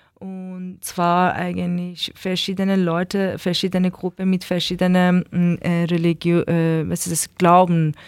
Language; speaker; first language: German; non-native, learner; Persian